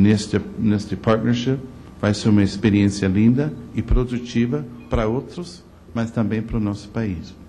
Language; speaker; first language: Portuguese; non-native, fluent; English